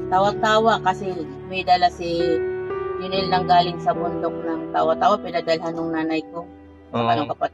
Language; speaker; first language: Filipino; non-native, local second language; Bikol